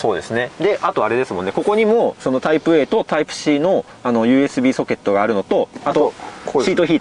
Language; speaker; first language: Japanese; native; Japanese